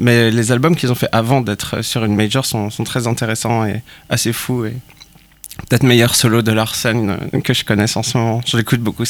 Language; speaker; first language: French; native; French